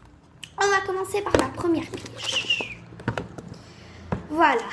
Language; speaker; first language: French; native; French